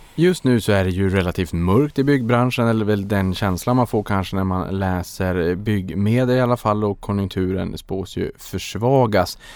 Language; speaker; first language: Swedish; native; Swedish